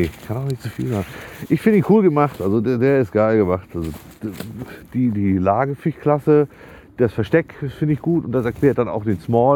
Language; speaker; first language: German; native; German